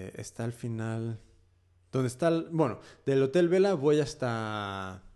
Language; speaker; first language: Spanish; early bilingual, heritage; Spanish